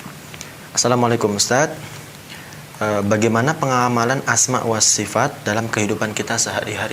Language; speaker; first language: Indonesian; native; Indonesian